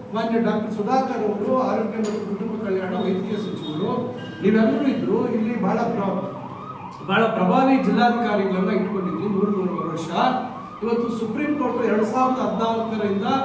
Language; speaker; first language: Kannada; native; Kannada